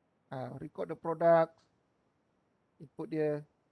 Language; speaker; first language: English; non-native, local second language; Malay